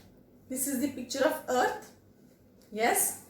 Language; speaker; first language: English; non-native, local second language; Telugu